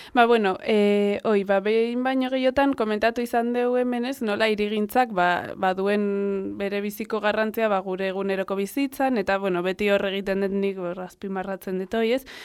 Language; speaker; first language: Basque; non-native, local second language; Spanish